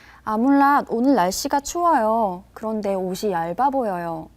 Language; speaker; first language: Korean; native; Korean